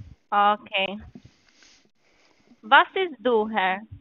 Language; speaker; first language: German; non-native, learner; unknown